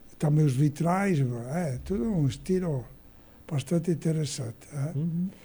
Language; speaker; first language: Portuguese; non-native, fluent; Italian